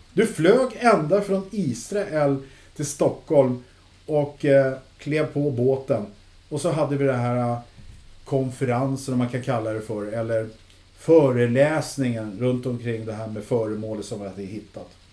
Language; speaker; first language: Swedish; native; Swedish